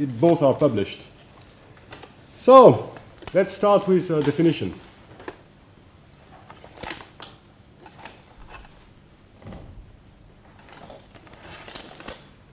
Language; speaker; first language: English; non-native, fluent; French